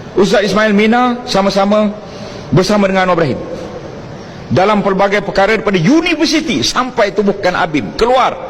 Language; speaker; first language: Malay; native; Malay